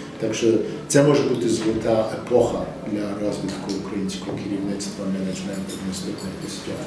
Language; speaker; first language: Ukrainian; early bilingual, heritage; English